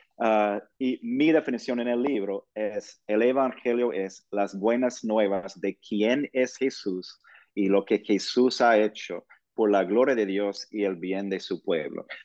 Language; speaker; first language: Spanish; non-native, fluent; English